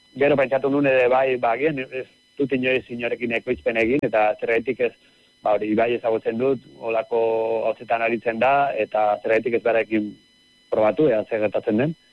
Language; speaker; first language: Basque; native; Basque